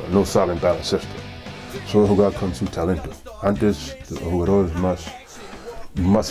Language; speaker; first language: Spanish; non-native, learner; English